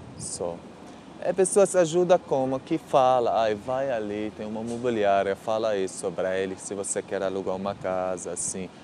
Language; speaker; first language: Portuguese; non-native, learner; Arabic